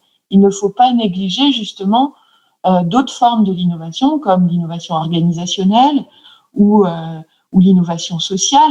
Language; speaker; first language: French; native; French